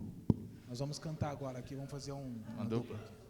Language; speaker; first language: Portuguese; native; Portuguese